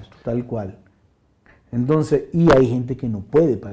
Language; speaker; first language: Spanish; native; Spanish